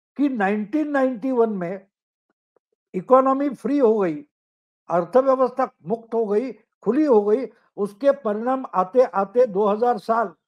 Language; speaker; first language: Hindi; non-native, local second language; Marathi